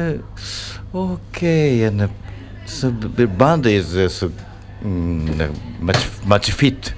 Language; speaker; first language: English; non-native, learner; Japanese